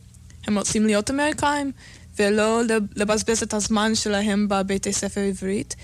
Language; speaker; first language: Hebrew; non-native, learner; English